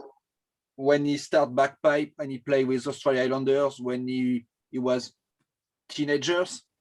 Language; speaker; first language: English; non-native, learner; French